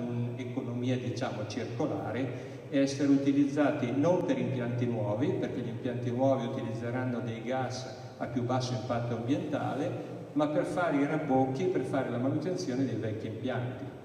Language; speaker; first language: Italian; native; Italian